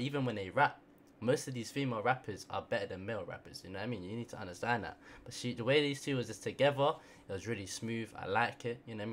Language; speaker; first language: English; native; English